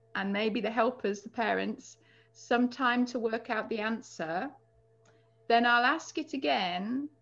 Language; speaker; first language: English; native; English